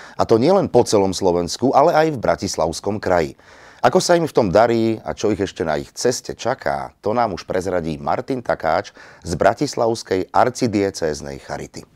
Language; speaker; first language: Slovak; native; Slovak